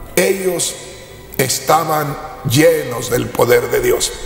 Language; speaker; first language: Spanish; native; Spanish